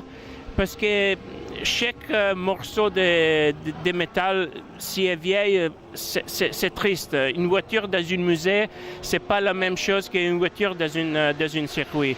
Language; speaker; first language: French; non-native, fluent; Italian